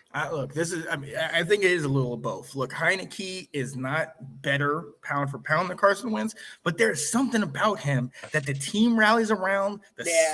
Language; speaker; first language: English; native; English